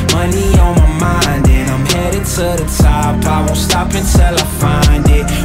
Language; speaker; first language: English; native; English